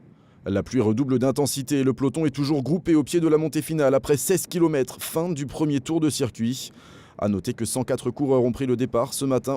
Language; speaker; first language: French; native; French